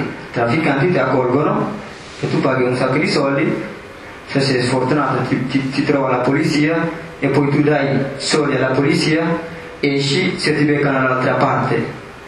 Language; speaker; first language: Italian; non-native, fluent; Tigrinya